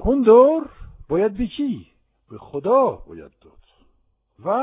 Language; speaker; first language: Persian; non-native, fluent; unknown